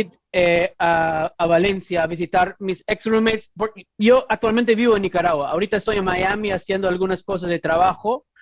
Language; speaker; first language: Spanish; non-native, fluent; English